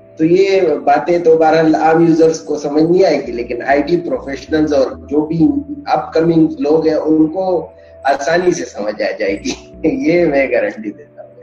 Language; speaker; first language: Urdu; non-native, local second language; Pashto